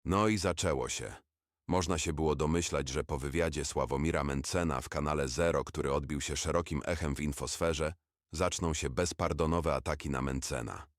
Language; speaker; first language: Polish; native; Polish